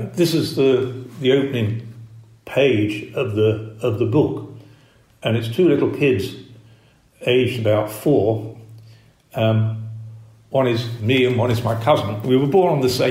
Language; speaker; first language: English; native; English